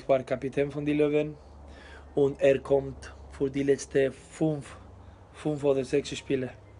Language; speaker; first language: German; non-native, learner; Spanish